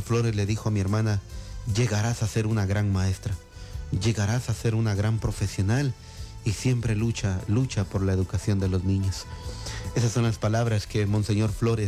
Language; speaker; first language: Spanish; native; Spanish